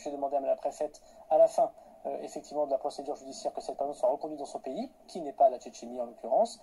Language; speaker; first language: French; native; French